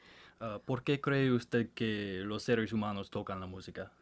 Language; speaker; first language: Spanish; non-native, learner; English